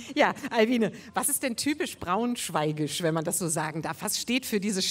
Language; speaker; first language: German; native; German